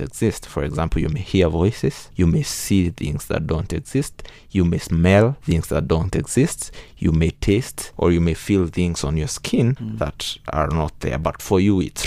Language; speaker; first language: English; non-native, local second language; Kikuyu